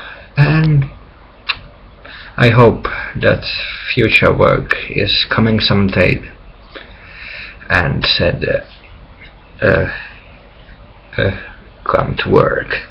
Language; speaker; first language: English; non-native, learner; Finnish